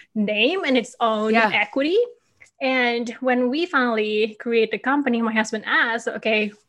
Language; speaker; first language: English; non-native, fluent; Indonesian